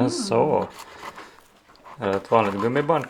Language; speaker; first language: Swedish; native; Swedish